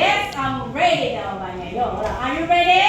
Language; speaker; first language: English; non-native, learner; Indonesian